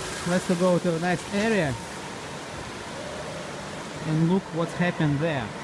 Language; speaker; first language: English; non-native, learner; Russian